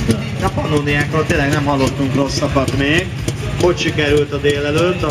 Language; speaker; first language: Hungarian; native; Hungarian